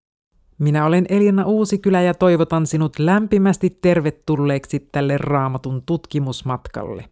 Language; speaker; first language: Finnish; native; Finnish